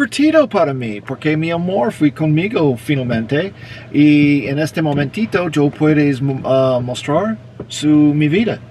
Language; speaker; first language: Spanish; non-native, learner; English